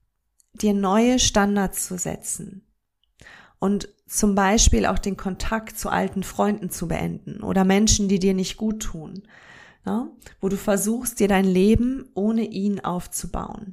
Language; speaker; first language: German; native; German